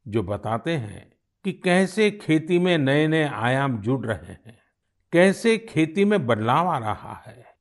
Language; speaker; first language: Hindi; non-native, local second language; Gujarati